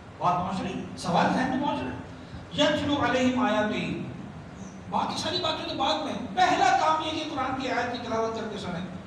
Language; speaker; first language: Urdu; native; Urdu